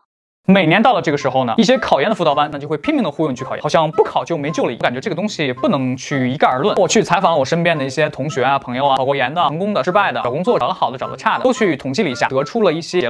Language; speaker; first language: Chinese; native; Chinese